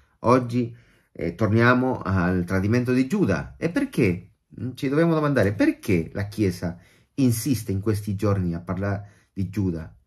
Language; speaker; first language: Italian; non-native, fluent; Spanish